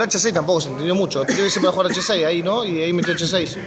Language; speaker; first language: Spanish; native; Spanish